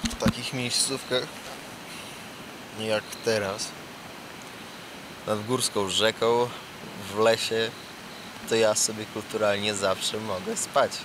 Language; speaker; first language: Polish; native; Polish